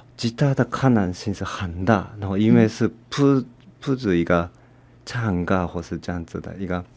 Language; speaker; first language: Chinese; non-native, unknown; Japanese